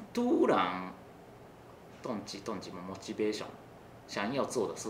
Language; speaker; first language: Chinese; non-native, learner; Japanese